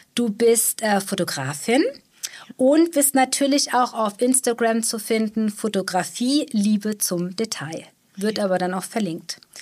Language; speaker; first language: German; native; German